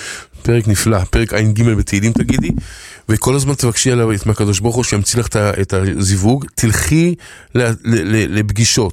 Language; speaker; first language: Hebrew; native; Hebrew